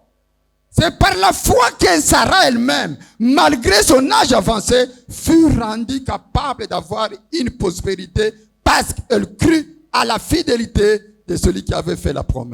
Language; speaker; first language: French; non-native, local second language; Lingala